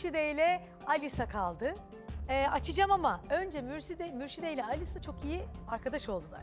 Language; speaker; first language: Turkish; native; Turkish